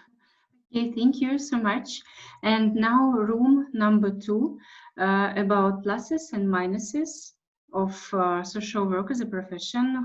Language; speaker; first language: English; non-native, fluent; Russian